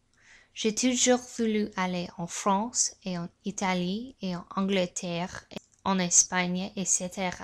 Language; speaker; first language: French; non-native, learner; English